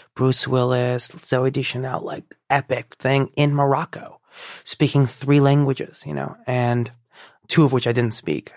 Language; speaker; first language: English; early bilingual, other home language; Persian